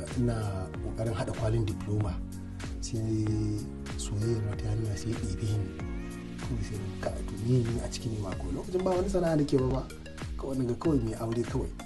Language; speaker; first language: Hausa; native; Hausa